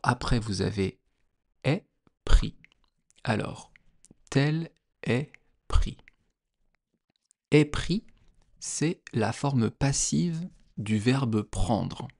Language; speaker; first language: French; native; French